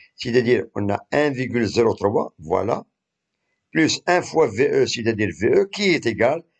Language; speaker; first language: French; non-native, local second language; Arabic